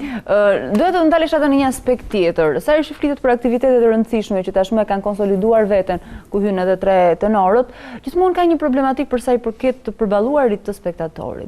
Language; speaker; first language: Albanian; native; Albanian